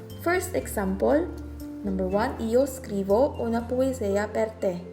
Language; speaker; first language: Italian; non-native, learner; Filipino